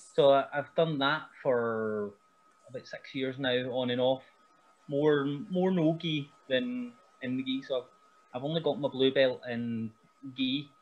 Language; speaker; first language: English; native; English